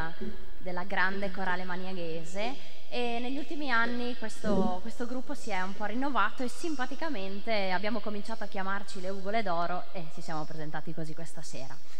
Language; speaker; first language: Italian; native; Italian